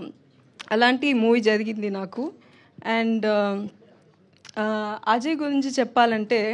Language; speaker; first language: Telugu; non-native, learner; Tamil